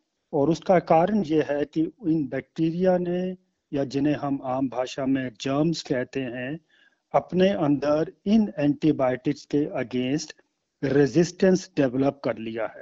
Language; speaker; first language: Hindi; native; Hindi